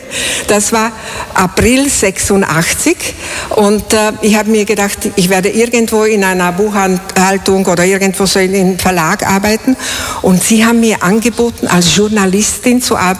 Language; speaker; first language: German; non-native, fluent; Slovak